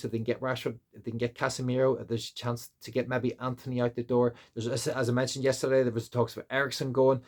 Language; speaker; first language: English; native; English